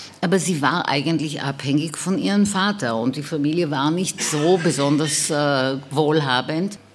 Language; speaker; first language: German; non-native, fluent; Hebrew